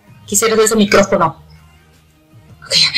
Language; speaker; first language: Spanish; native; Spanish